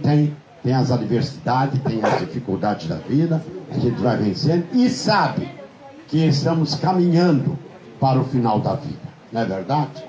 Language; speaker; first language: Portuguese; native; Portuguese